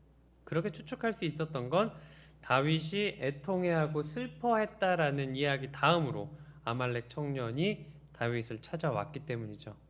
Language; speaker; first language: Korean; native; Korean